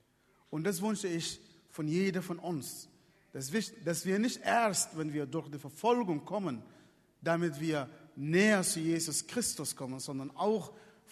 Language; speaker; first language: German; non-native, fluent; Arabic